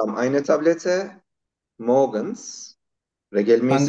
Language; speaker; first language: German; non-native, learner; Turkish